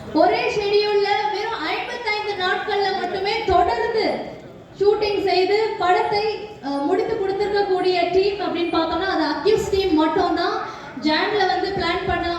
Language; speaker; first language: Tamil; native; Tamil